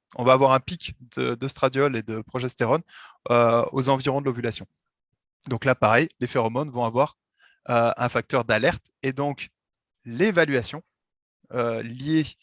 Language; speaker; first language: French; native; French